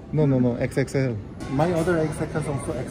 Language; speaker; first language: English; non-native, fluent; Korean